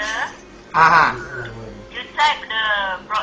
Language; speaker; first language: English; non-native, learner; Malay